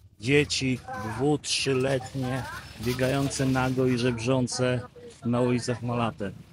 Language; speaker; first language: Polish; native; Polish